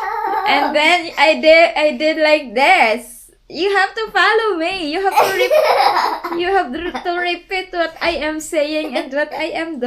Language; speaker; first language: English; non-native, local second language; Filipino